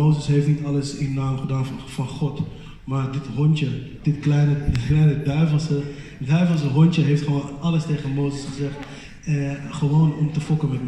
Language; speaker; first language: Dutch; native; Dutch